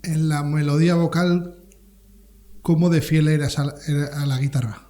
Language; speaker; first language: Spanish; native; Spanish